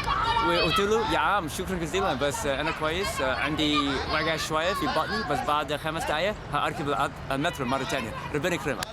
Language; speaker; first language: Arabic; non-native, fluent; English